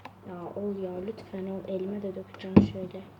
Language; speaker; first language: Turkish; native; Turkish